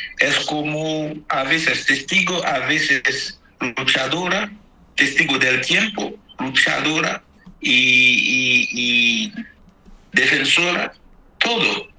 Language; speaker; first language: Spanish; non-native, fluent; Haitian Creole